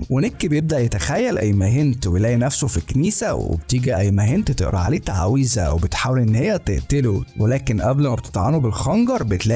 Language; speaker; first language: Arabic; native; Arabic